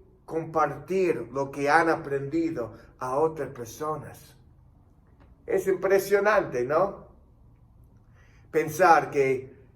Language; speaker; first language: Spanish; non-native, fluent; English